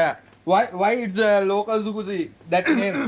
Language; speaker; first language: English; non-native, learner; Sinhala